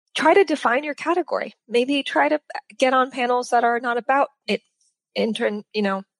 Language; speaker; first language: English; native; English